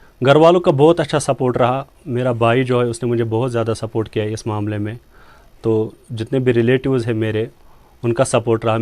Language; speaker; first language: Hindi; non-native, local second language; Kashmiri